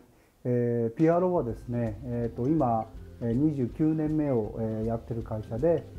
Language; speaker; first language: Japanese; native; Japanese